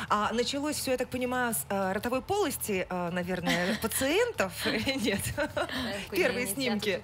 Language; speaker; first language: Russian; native; Russian